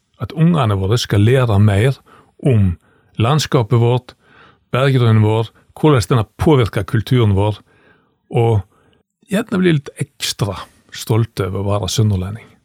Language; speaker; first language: Norwegian; native; Norwegian